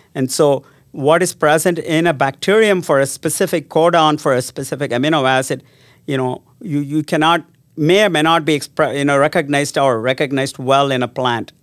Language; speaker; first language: English; non-native, local second language; Tamil